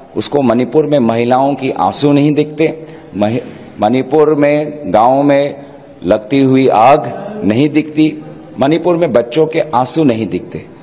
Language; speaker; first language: Hindi; non-native, local second language; Assamese